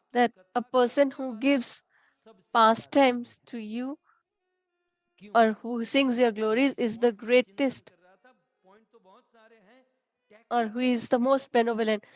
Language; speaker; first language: English; non-native, local second language; Hindi